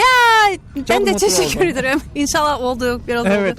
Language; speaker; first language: Turkish; non-native, learner; English